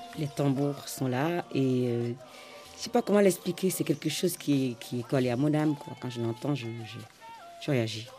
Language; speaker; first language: French; non-native, local second language; Fon